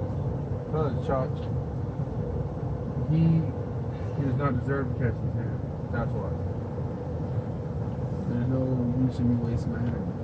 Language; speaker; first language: English; native; English